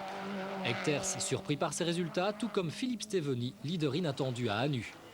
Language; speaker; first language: French; native; French